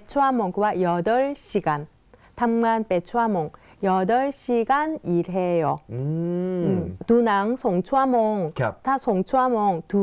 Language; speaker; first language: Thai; non-native, fluent; Korean